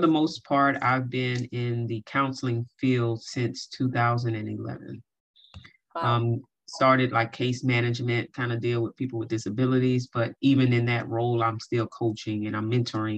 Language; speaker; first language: English; native; English